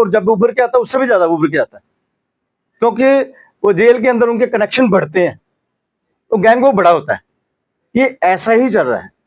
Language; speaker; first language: Hindi; non-native, local second language; Punjabi